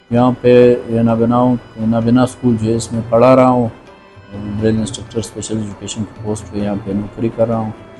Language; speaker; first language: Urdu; non-native, local second language; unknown